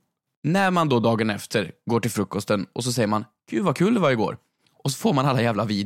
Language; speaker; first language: Swedish; native; Swedish